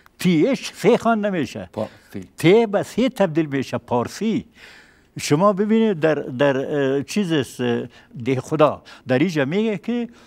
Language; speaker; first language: Persian; native; Persian